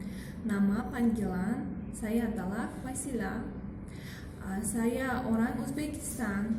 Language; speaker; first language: Indonesian; non-native, learner; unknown